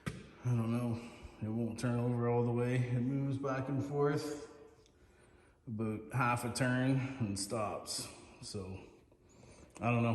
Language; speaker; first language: English; native; English